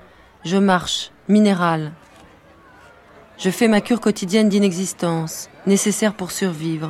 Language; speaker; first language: French; native; French